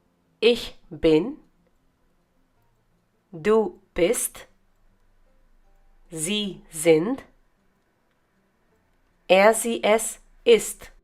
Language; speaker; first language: German; non-native, fluent; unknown